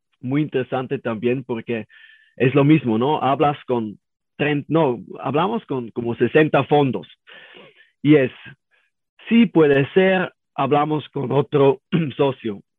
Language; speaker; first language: Spanish; non-native, learner; German